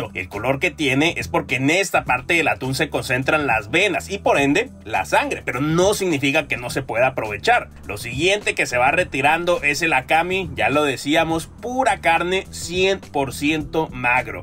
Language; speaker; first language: Spanish; native; Spanish